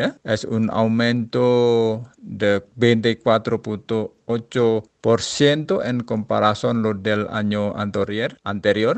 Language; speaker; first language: Spanish; non-native, fluent; Indonesian